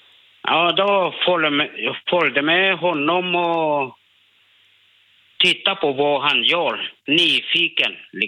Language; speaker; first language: Swedish; non-native, learner; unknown